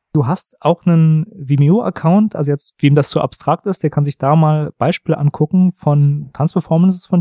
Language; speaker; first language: German; native; German